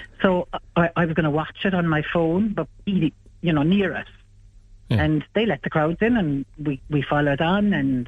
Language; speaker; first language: English; native; English